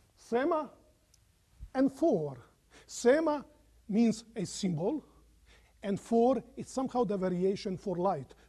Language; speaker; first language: English; non-native, fluent; Croatian